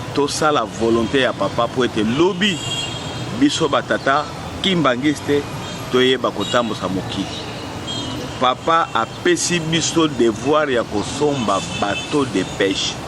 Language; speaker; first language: Lingala; non-native, local second language; Kongo